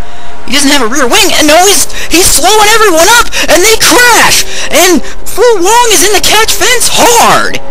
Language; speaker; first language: English; native; English